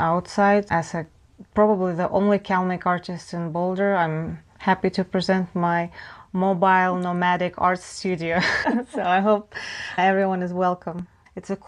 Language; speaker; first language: English; non-native, fluent; Russian